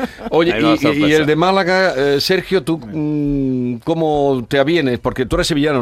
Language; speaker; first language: Spanish; native; Spanish